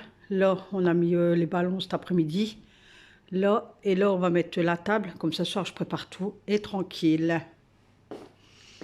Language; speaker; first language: French; native; French